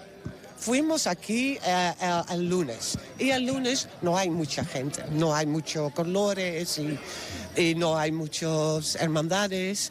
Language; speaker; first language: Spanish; non-native, learner; Dutch